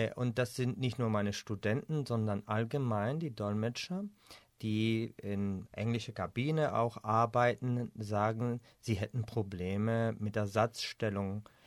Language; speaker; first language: German; non-native, fluent; Spanish